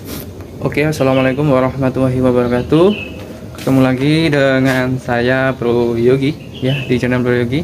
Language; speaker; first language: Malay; non-native, local second language; Javanese